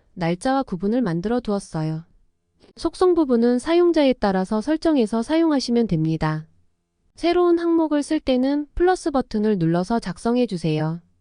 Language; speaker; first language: Korean; native; Korean